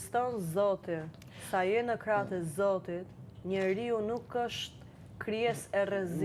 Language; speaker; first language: Albanian; native; Albanian